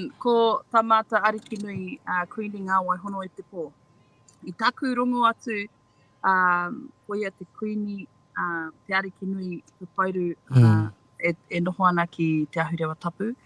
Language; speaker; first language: Māori; non-native, local second language; English